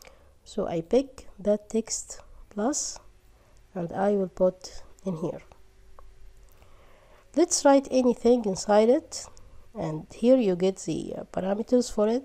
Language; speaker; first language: English; non-native, fluent; Arabic